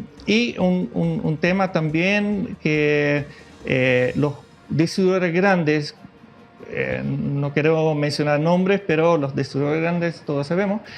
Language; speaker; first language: Spanish; non-native, fluent; Dutch